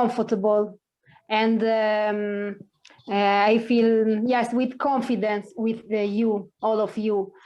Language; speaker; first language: English; non-native, learner; Italian